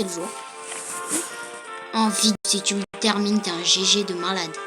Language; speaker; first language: French; native; French